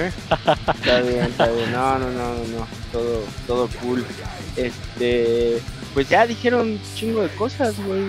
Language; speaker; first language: Spanish; native; Spanish